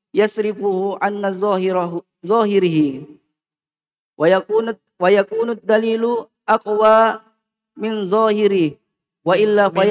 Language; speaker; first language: Arabic; non-native, learner; Indonesian